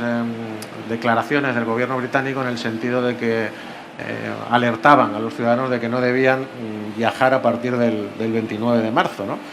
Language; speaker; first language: Spanish; native; Spanish